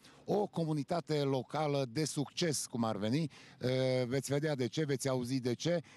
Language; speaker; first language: Romanian; native; Romanian